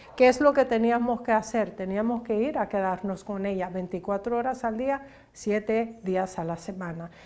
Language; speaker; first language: Spanish; early bilingual, heritage; Spanish